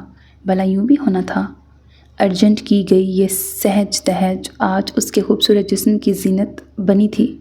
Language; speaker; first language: Urdu; native; Urdu